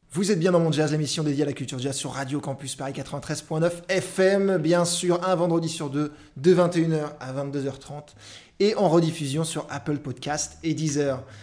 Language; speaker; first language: French; native; French